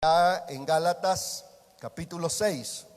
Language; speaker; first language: Spanish; native; Spanish